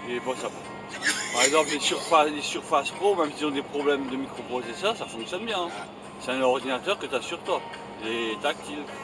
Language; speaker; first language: French; native; French